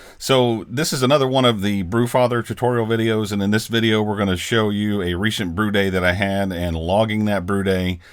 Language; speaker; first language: English; native; English